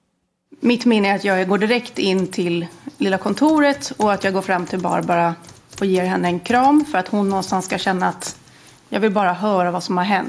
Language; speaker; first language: Swedish; native; Swedish